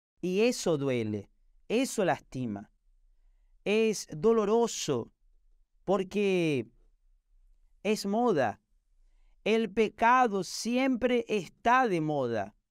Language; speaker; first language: Spanish; non-native, fluent; Portuguese